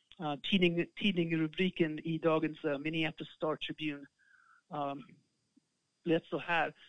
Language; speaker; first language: Swedish; non-native, fluent; English